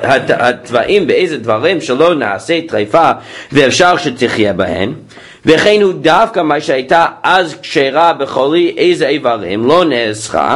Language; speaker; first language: Hebrew; non-native, fluent; English